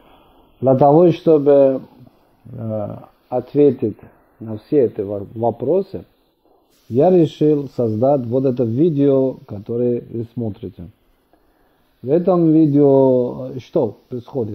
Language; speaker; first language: Russian; non-native, fluent; Persian